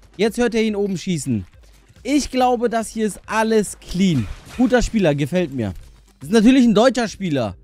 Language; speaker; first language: German; early bilingual, other home language; Albanian